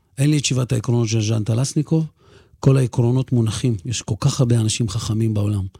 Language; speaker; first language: Hebrew; early bilingual, other home language; Russian